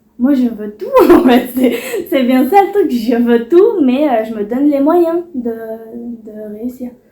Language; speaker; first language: French; early bilingual, other home language; Portuguese